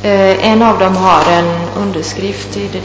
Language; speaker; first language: Swedish; non-native, fluent; Italian